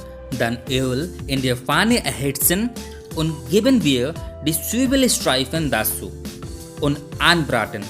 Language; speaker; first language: German; non-native, fluent; Hindi